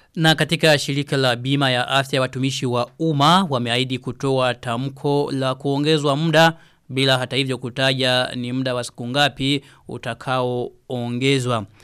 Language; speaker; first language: Swahili; non-native, local second language; Rundi